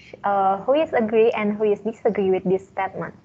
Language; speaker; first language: English; non-native, learner; Indonesian